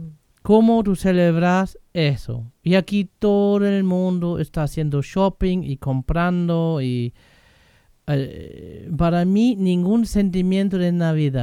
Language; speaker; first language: Spanish; non-native, fluent; German